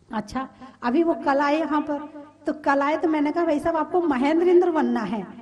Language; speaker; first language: Hindi; native; Hindi